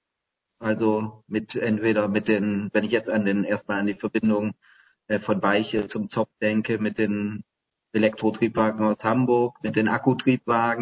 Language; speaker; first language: German; native; German